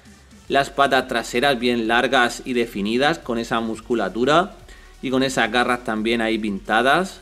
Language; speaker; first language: Spanish; native; Spanish